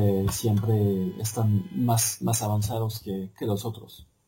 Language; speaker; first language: Spanish; non-native, fluent; French